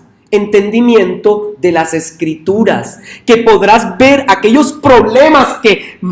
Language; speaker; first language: Spanish; native; Spanish